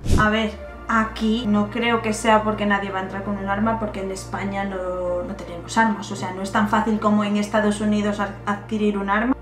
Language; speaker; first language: Spanish; native; Spanish